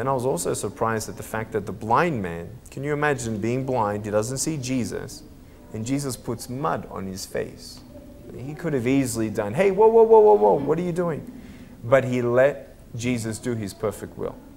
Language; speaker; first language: English; native; English